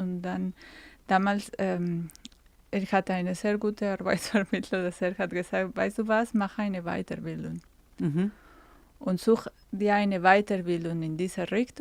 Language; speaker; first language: German; non-native, fluent; Spanish